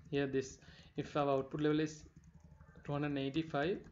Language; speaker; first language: English; non-native, local second language; Sinhala